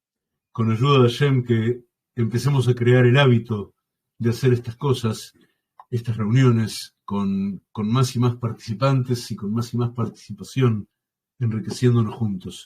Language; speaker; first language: Spanish; native; Spanish